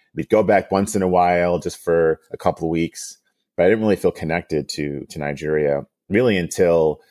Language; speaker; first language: English; early bilingual, other home language; Yoruba